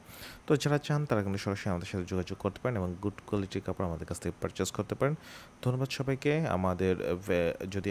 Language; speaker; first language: Bangla; native; Bangla